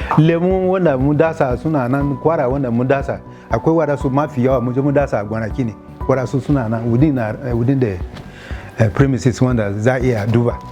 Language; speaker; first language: Hausa; non-native, local second language; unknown